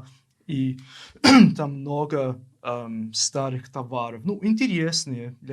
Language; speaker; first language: Russian; non-native, learner; English